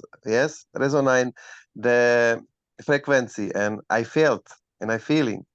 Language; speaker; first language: English; non-native, learner; Slovak